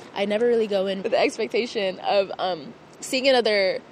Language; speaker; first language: English; native; English